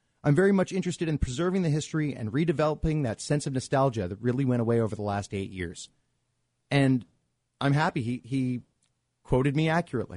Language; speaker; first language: English; native; English